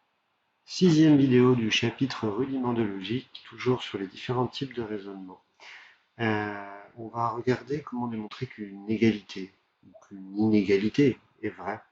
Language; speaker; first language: French; native; French